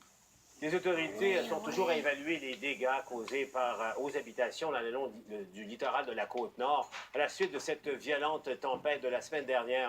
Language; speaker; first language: French; native; French